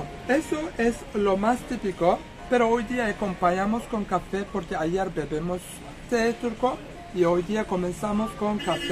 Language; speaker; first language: Spanish; non-native, fluent; Turkish